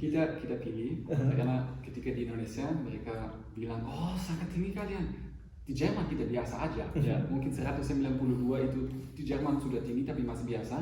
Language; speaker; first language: Indonesian; non-native, learner; German